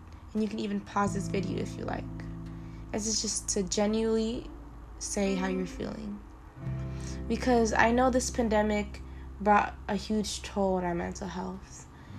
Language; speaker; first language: English; native; English